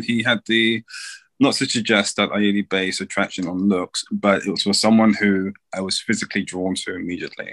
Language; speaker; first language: English; native; English